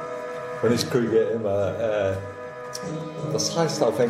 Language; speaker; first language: German; non-native, fluent; English